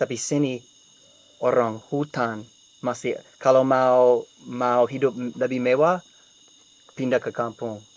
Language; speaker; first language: Indonesian; non-native, learner; English